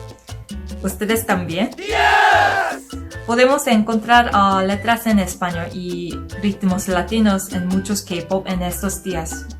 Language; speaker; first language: Spanish; non-native, learner; Korean